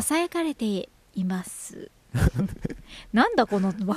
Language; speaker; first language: Japanese; native; Japanese